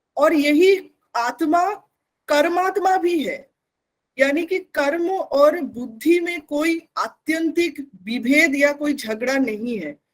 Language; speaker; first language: Hindi; non-native, local second language; Bangla